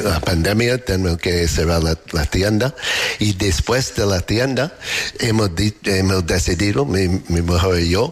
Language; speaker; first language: Spanish; non-native, fluent; English